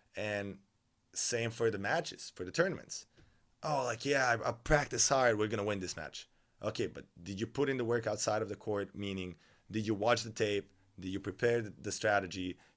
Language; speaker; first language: English; non-native, fluent; Serbian